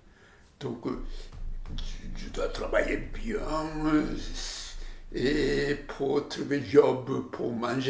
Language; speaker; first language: French; non-native, learner; Japanese